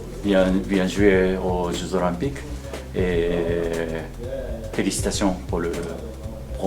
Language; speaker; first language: French; non-native, learner; Japanese